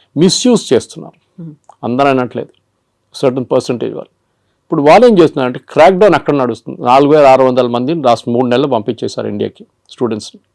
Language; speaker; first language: Telugu; non-native, local second language; Malayalam